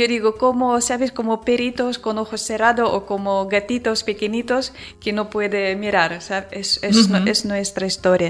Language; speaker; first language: Spanish; non-native, learner; Ukrainian